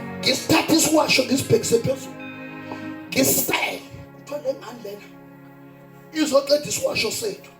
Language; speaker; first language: Zulu; non-native, local second language; Xhosa